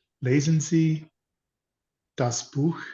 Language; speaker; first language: German; non-native, learner; English